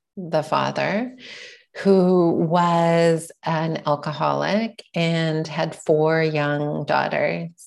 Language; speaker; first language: English; native; English